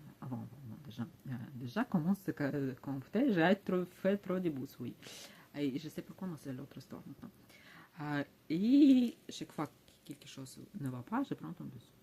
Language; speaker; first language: French; non-native, learner; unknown